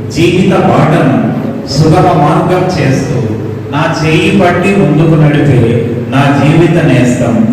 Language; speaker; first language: Telugu; native; Telugu